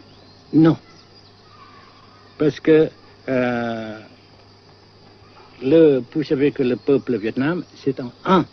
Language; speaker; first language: French; non-native, fluent; Vietnamese